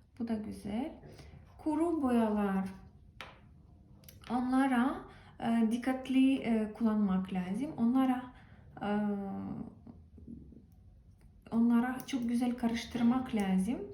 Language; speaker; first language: Turkish; non-native, learner; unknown